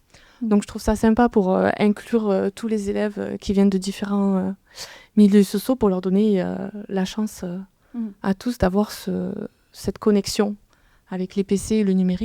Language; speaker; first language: French; native; French